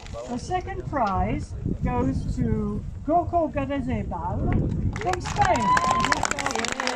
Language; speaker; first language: English; non-native, learner; French